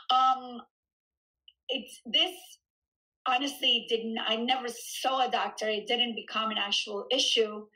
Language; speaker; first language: English; early bilingual, other home language; Spanish